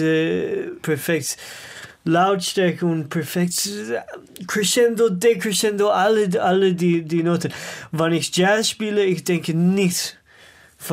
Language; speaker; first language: German; non-native, learner; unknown